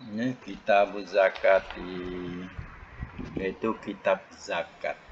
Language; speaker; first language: Malay; native; Malay